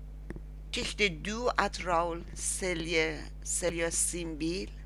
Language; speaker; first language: Swedish; non-native, learner; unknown